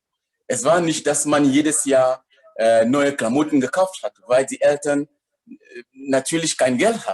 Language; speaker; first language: German; non-native, fluent; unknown